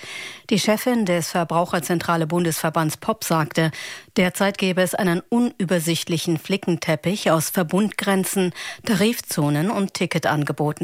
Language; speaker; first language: German; native; German